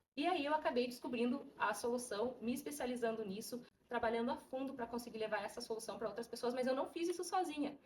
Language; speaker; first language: Portuguese; native; Portuguese